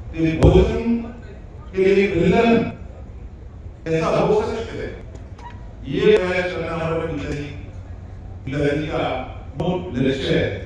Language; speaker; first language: Hindi; non-native, learner; Bangla